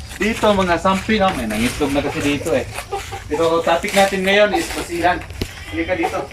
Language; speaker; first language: Filipino; non-native, local second language; Cebuano